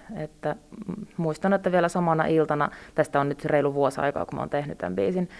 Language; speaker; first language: Finnish; early bilingual, other home language; Russian